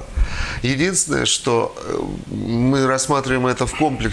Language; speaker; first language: Russian; native; Russian